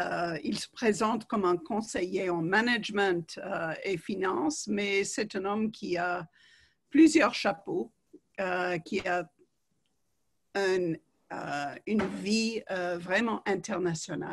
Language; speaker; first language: French; non-native, fluent; English